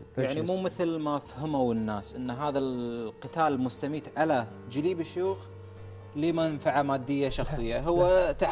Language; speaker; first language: Arabic; native; Arabic